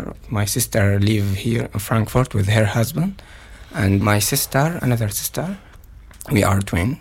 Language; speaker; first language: English; non-native, learner; Arabic